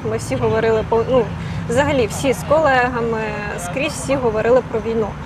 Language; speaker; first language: Ukrainian; native; Ukrainian